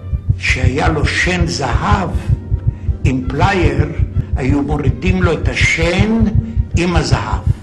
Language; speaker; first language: Hebrew; non-native, fluent; Ladino